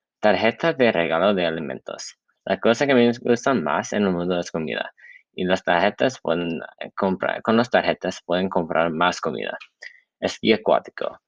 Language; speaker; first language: Spanish; non-native, learner; English